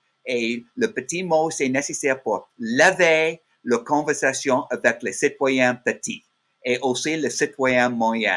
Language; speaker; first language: French; non-native, learner; English